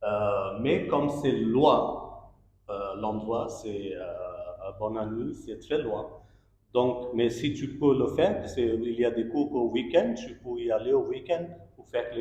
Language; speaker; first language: French; non-native, learner; Bangla